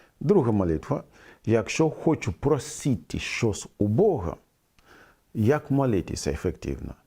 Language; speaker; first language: Ukrainian; non-native, fluent; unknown